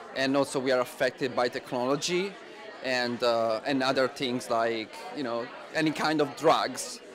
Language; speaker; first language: English; non-native, fluent; Italian